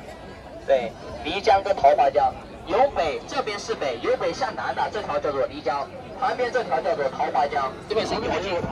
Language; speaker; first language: Chinese; native; Chinese